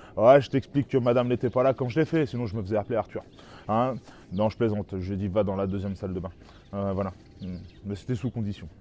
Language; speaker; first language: French; native; French